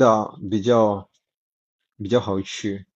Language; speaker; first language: Chinese; non-native, learner; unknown